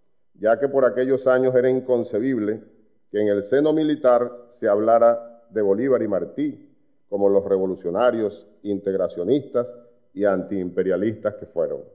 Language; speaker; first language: Spanish; native; Spanish